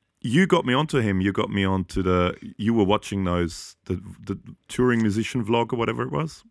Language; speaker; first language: English; non-native, fluent; German